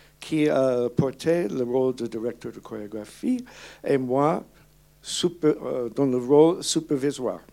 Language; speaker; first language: French; non-native, learner; English